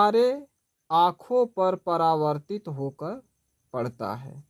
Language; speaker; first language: Hindi; native; Hindi